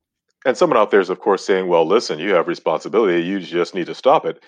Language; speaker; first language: English; non-native, local second language; Akan